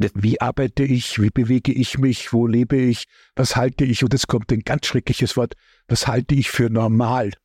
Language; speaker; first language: German; native; German